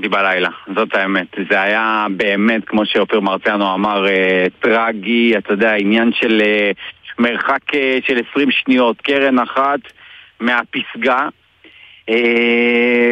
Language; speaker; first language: Hebrew; native; Hebrew